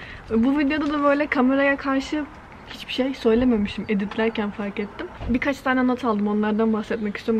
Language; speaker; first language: Turkish; native; Turkish